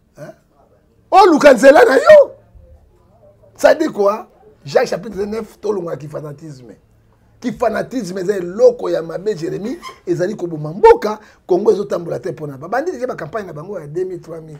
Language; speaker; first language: Lingala; native; Lingala